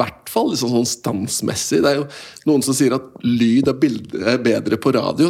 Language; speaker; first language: Norwegian; native; Norwegian